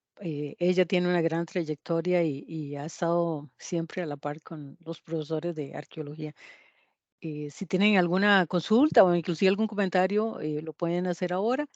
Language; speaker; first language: Spanish; native; Spanish